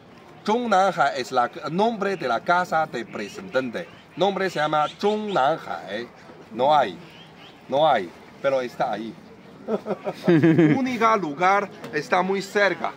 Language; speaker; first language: Spanish; non-native, learner; Chinese